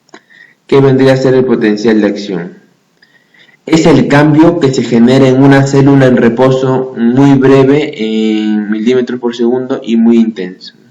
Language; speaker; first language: Spanish; native; Spanish